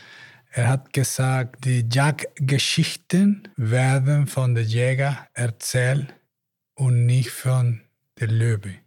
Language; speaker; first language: German; non-native, learner; Spanish